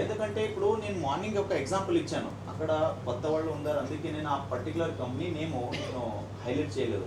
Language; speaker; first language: Telugu; non-native, learner; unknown